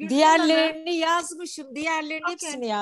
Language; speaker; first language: Turkish; native; Turkish